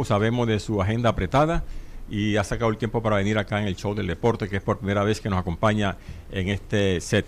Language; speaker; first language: Spanish; native; Spanish